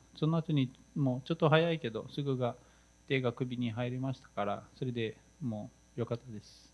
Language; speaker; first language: Japanese; non-native, fluent; Portuguese